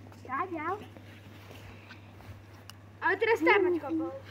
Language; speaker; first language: Polish; non-native, learner; Slovak